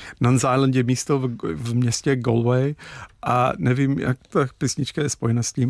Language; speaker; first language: Czech; non-native, fluent; English